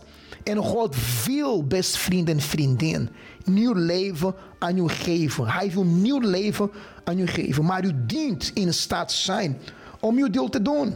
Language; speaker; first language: Dutch; non-native, fluent; Portuguese